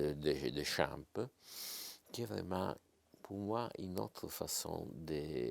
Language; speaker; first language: French; non-native, fluent; Italian